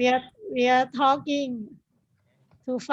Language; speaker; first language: English; non-native, learner; Thai